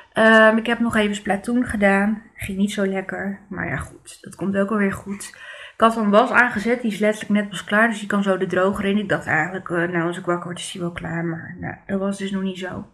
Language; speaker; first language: Dutch; native; Dutch